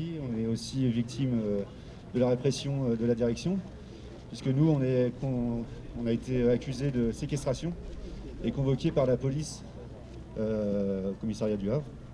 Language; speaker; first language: French; native; French